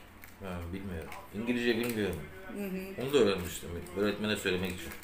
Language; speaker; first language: Turkish; native; Turkish